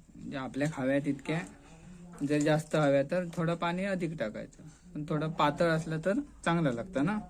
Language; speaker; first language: Marathi; native; Marathi